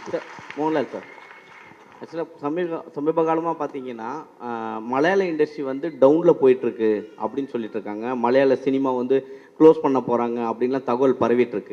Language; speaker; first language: Tamil; native; Tamil